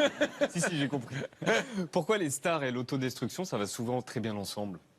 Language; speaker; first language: French; native; French